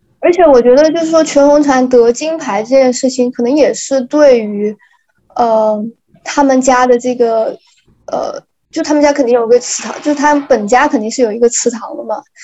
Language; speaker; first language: Chinese; native; Chinese